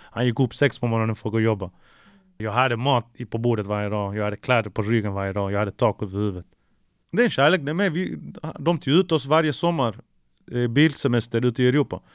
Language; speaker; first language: Swedish; early bilingual, other home language; Spanish